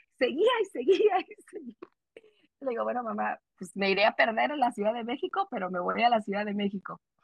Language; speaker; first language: Spanish; early bilingual, heritage; Spanish